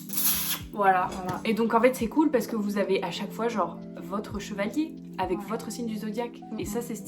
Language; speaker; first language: French; native; French